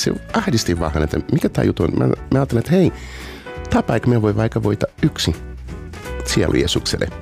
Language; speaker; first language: Finnish; non-native, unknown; Portuguese